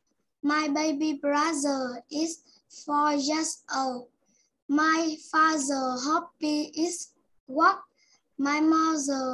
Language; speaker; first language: English; non-native, learner; Vietnamese